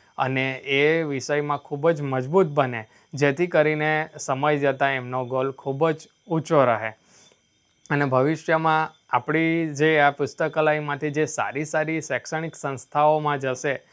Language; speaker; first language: Gujarati; non-native, local second language; Gamit